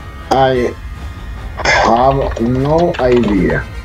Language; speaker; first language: English; non-native, learner; Spanish